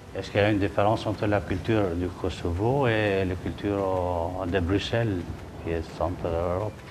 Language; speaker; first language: French; non-native, learner; Albanian